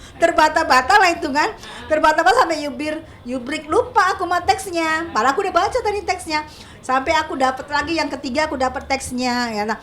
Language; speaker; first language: Indonesian; native; Indonesian